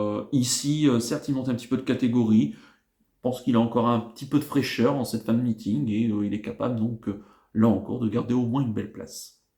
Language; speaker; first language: French; native; French